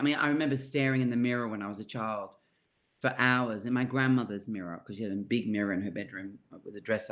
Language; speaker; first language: English; native; English